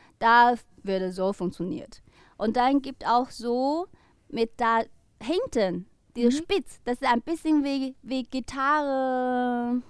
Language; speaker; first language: German; non-native, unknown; Chinese